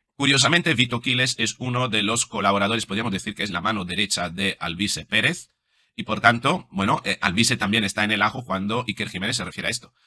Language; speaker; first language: Spanish; non-native, fluent; Italian